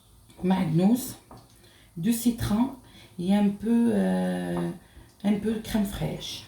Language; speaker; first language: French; non-native, local second language; Arabic